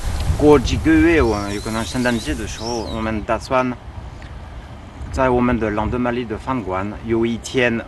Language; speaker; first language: Chinese; non-native, learner; French